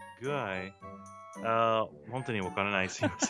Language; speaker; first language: Japanese; non-native, learner; English